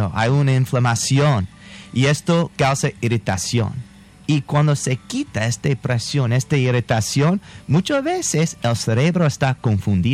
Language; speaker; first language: Spanish; non-native, fluent; English